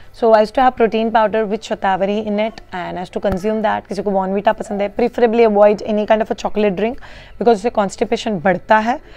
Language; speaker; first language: Hindi; native; Hindi